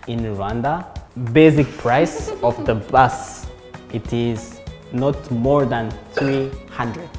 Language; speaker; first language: English; non-native, local second language; Kinyarwanda